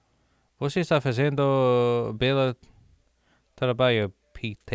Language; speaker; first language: Portuguese; non-native, learner; English